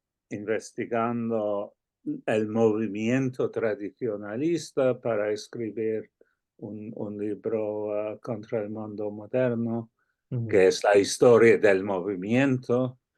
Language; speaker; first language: Spanish; non-native, fluent; English